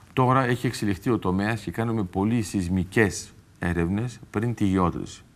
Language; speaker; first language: Greek; early bilingual, heritage; Greek